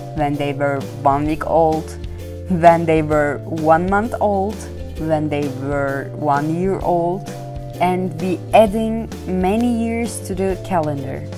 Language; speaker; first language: English; non-native, fluent; Turkish